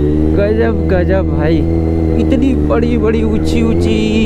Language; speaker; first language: Hindi; native; Hindi